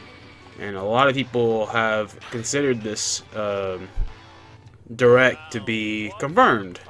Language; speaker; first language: English; native; English